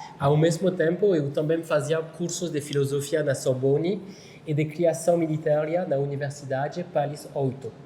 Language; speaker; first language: Portuguese; non-native, learner; French